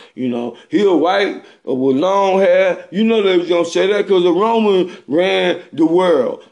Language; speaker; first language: English; native; English